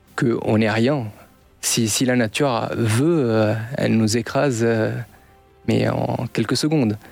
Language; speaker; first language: French; non-native, local second language; Arabic